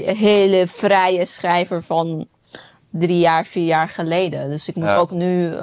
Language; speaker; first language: Dutch; non-native, fluent; Persian